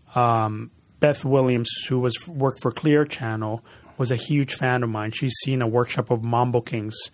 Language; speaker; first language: English; early bilingual, other home language; Spanish